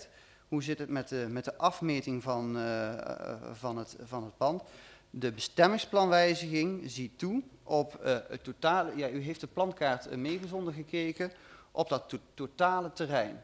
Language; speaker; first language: Dutch; native; Dutch